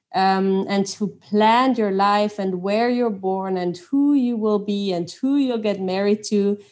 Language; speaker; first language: English; non-native, fluent; Swiss German